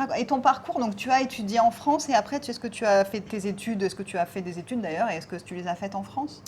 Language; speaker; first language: French; native; French